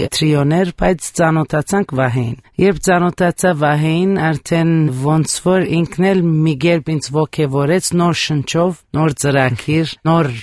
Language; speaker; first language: Armenian; early bilingual, heritage; Armenian